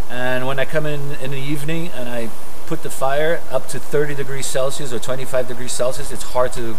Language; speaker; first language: English; non-native, fluent; Portuguese